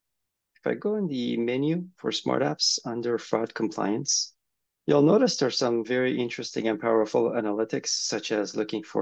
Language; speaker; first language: English; native; English